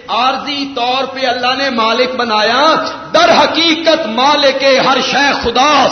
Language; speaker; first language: Urdu; non-native, local second language; Punjabi